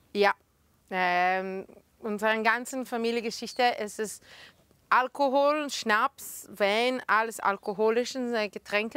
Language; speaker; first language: German; non-native, fluent; Hebrew